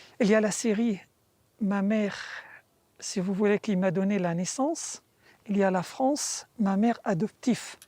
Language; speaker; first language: French; non-native, fluent; Arabic